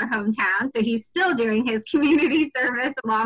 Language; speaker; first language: English; native; English